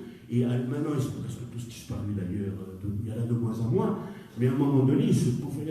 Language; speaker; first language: French; native; French